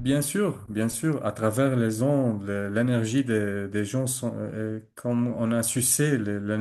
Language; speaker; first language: French; non-native, learner; Arabic